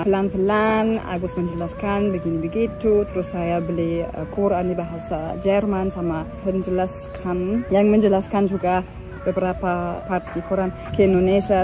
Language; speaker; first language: Indonesian; non-native, fluent; German